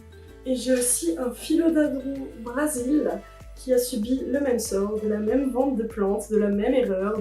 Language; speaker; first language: French; native; French